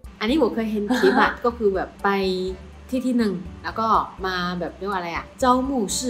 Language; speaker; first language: Thai; non-native, fluent; Chinese